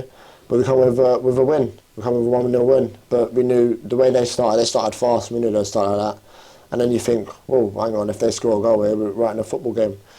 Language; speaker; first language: English; native; English